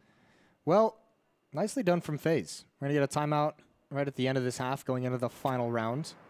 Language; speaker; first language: English; native; English